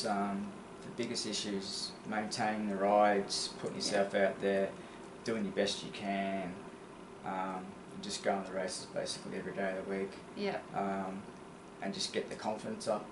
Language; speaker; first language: English; native; English